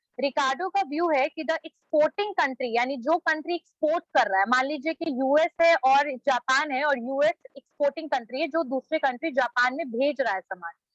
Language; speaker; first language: Hindi; native; Hindi